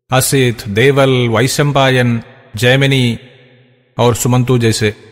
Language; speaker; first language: Hindi; native; Hindi